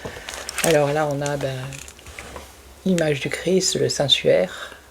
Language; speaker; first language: French; native; French